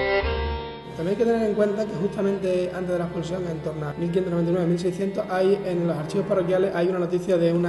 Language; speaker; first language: Spanish; native; Spanish